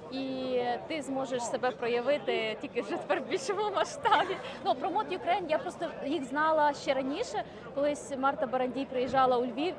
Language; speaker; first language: Ukrainian; native; Ukrainian